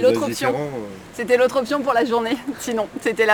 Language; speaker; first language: French; native; French